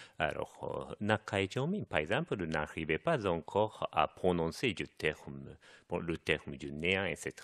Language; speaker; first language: French; non-native, fluent; Japanese